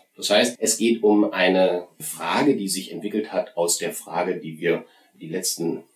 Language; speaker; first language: German; native; German